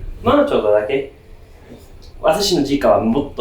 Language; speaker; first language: Japanese; non-native, learner; English